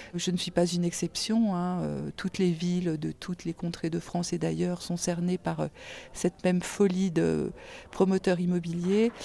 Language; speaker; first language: French; native; French